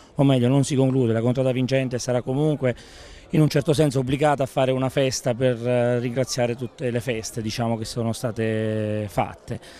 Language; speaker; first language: Italian; native; Italian